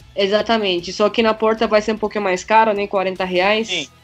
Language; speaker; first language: Portuguese; early bilingual, other home language; Japanese